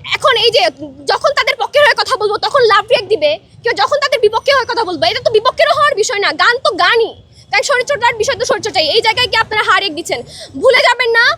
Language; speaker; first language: Bangla; non-native, local second language; Chakma